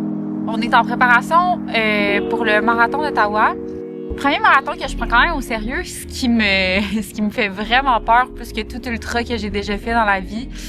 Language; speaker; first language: French; native; French